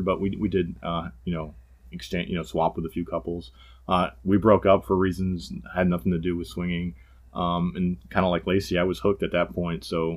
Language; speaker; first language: English; native; English